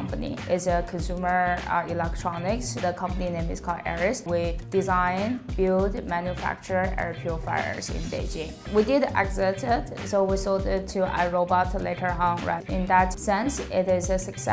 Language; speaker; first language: English; non-native, fluent; Chinese